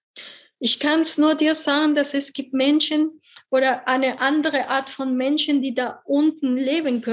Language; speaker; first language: German; non-native, fluent; Spanish